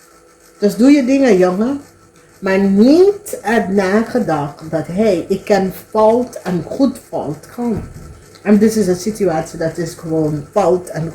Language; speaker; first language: Dutch; non-native, learner; English